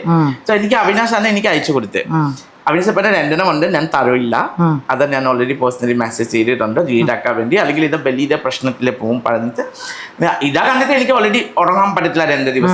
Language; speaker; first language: Malayalam; non-native, fluent; Assamese